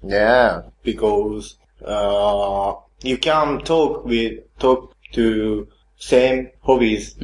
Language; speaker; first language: English; non-native, learner; Japanese